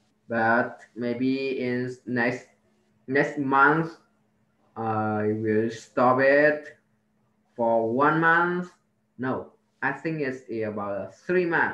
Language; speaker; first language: English; non-native, learner; Vietnamese